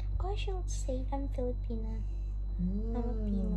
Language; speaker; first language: English; non-native, local second language; Indonesian